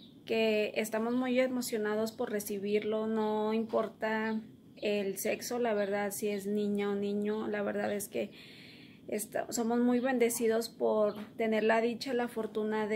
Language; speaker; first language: Spanish; early bilingual, heritage; Spanish